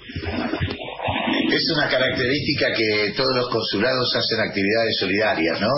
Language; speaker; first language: Spanish; native; Spanish